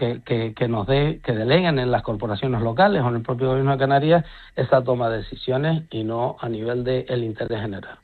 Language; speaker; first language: Spanish; native; Spanish